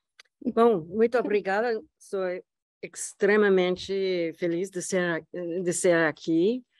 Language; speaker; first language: Portuguese; non-native, fluent; English